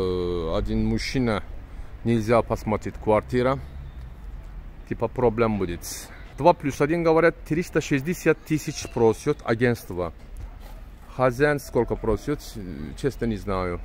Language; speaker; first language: Russian; non-native, learner; Turkish